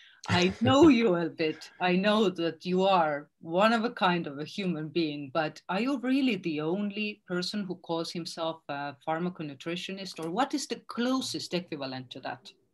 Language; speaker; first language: English; non-native, fluent; Estonian